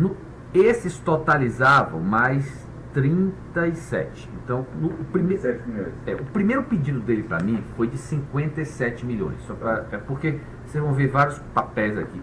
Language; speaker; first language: Portuguese; native; Portuguese